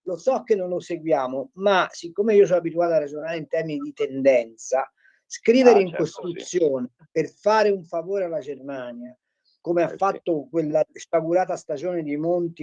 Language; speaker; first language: Italian; native; Italian